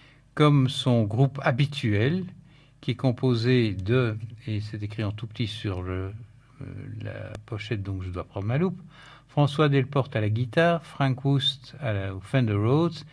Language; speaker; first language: French; native; French